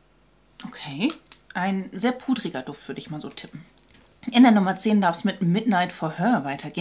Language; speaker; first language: German; native; German